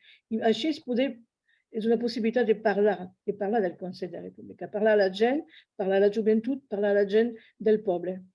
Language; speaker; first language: Catalan; non-native, fluent; French